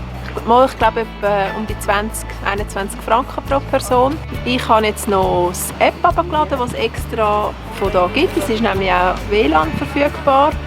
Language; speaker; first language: German; native; German